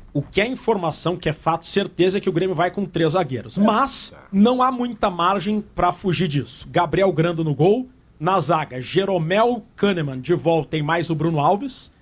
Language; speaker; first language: Portuguese; native; Portuguese